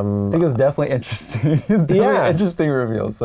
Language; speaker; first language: English; native; English